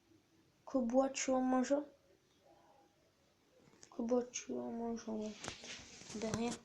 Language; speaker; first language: French; native; French